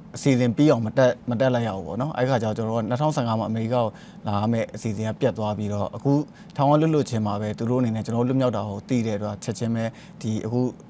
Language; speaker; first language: Burmese; native; Burmese